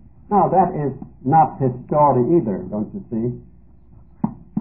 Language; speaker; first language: English; early bilingual, other home language; Dutch